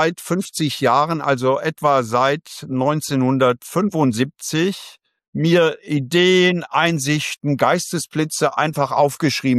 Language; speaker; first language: German; native; German